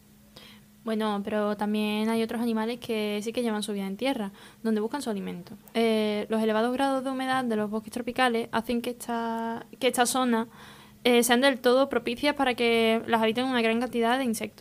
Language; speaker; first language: Spanish; native; Spanish